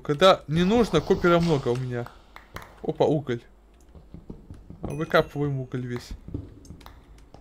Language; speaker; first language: Russian; native; Russian